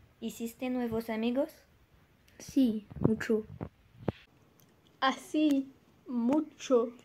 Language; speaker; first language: Spanish; non-native, learner; French